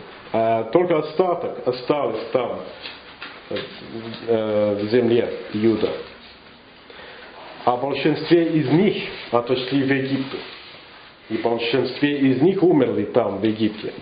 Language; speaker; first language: Russian; non-native, learner; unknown